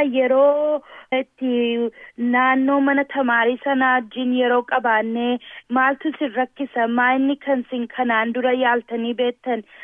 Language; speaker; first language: Oromo; early bilingual, heritage; Oromo